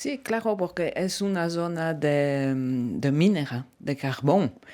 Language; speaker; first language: Spanish; non-native, learner; French